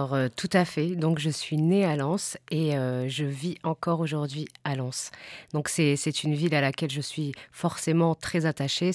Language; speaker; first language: French; native; French